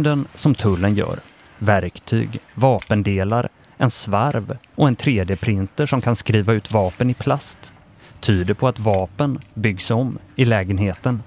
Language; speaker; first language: Swedish; native; Swedish